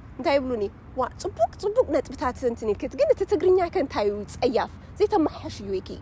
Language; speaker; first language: Tigrinya; early bilingual, heritage; Tigrinya